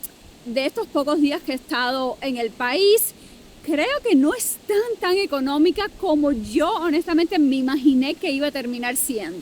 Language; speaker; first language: Spanish; native; Spanish